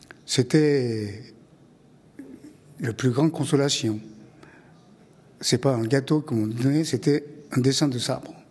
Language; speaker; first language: French; non-native, fluent; Japanese